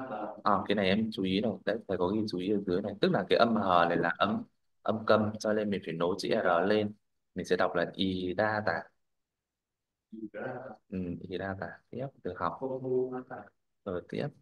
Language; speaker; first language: Vietnamese; native; Vietnamese